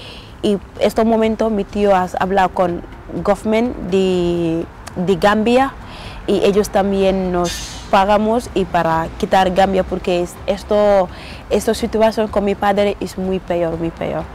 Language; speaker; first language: Spanish; non-native, learner; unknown